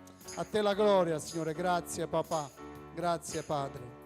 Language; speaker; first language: Italian; native; Italian